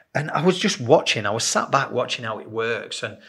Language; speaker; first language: English; native; English